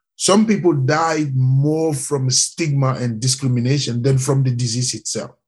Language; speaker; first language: English; non-native, fluent; French